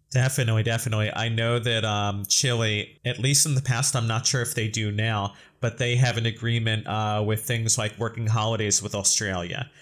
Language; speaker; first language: English; native; English